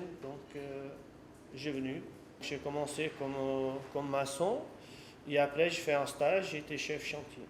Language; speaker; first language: French; non-native, fluent; Portuguese